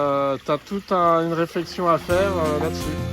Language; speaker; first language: French; native; French